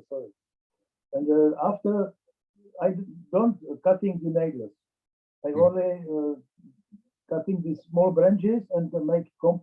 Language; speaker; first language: English; non-native, learner; Czech